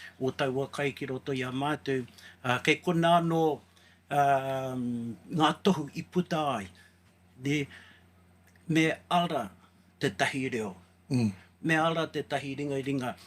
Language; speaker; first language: Māori; native; Māori